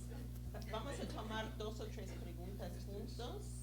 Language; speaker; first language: Spanish; non-native, fluent; English